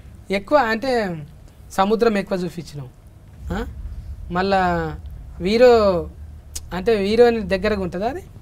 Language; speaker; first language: Telugu; native; Telugu